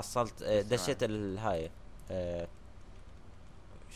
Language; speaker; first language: Arabic; native; Arabic